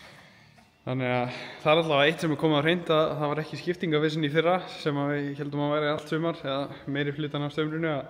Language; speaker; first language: Icelandic; native; Icelandic